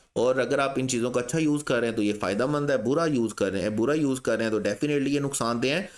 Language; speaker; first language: Urdu; non-native, local second language; Punjabi